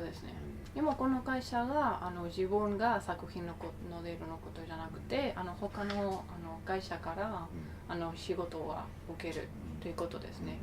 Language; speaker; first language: Japanese; non-native, fluent; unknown